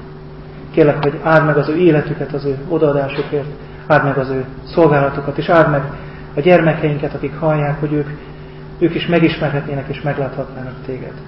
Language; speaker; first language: Hungarian; native; Hungarian